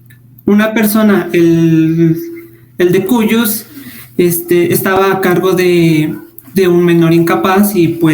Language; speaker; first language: Spanish; native; Spanish